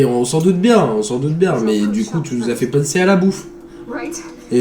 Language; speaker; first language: French; native; French